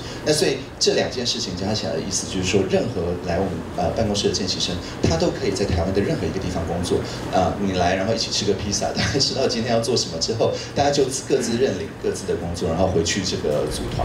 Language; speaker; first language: Chinese; native; Chinese